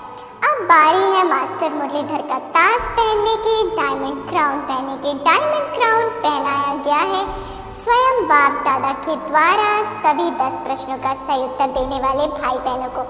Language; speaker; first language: Hindi; native; Hindi